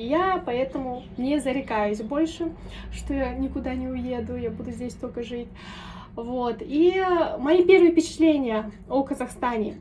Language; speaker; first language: Russian; native; Russian